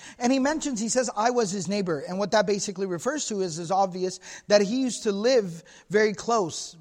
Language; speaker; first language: English; native; English